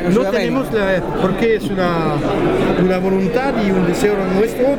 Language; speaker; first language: Spanish; non-native, fluent; French